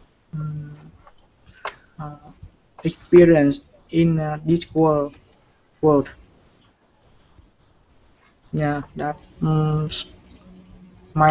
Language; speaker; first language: English; non-native, learner; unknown